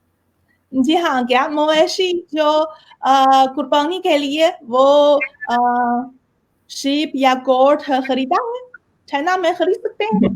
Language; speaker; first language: Hindi; non-native, fluent; Chinese